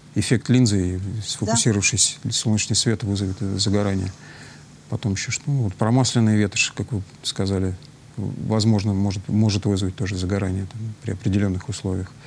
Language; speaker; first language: Russian; native; Russian